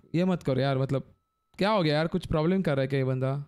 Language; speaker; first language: Hindi; non-native, local second language; Marathi